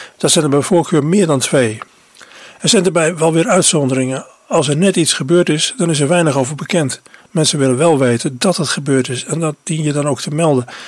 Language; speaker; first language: Dutch; native; Dutch